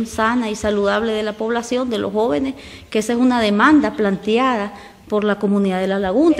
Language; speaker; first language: Spanish; native; Spanish